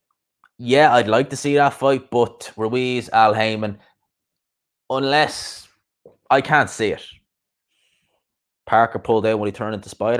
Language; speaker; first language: English; native; English